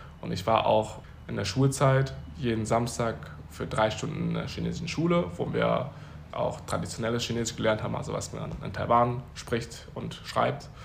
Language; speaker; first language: German; early bilingual, other home language; Chinese